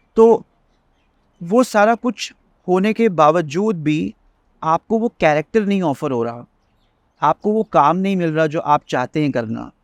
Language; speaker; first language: Urdu; native; Urdu